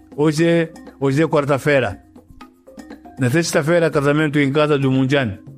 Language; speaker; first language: Portuguese; non-native, local second language; Yao